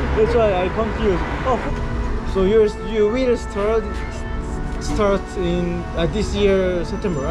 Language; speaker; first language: English; non-native, learner; Korean